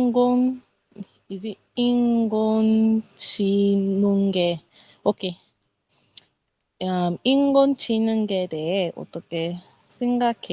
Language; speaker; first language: Korean; non-native, learner; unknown